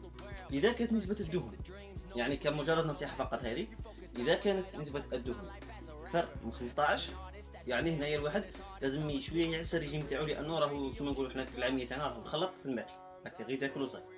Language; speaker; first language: Arabic; native; Arabic